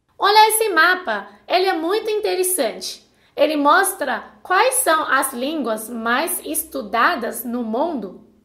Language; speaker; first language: Portuguese; non-native, fluent; Chinese